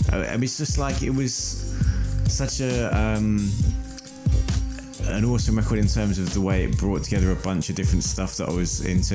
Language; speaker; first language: English; native; English